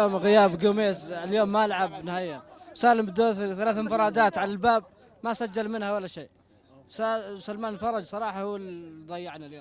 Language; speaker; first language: Arabic; native; Arabic